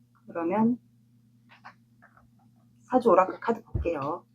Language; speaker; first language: Korean; native; Korean